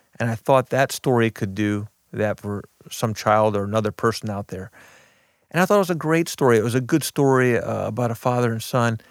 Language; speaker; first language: English; early bilingual, other home language; Arabic